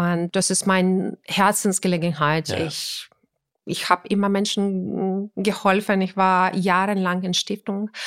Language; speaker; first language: German; non-native, fluent; Ukrainian